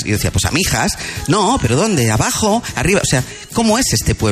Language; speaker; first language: Spanish; native; Spanish